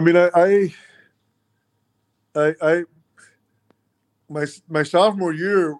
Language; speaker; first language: English; early bilingual, other home language; Spanish